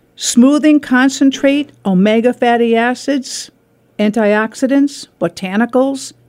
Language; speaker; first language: English; native; English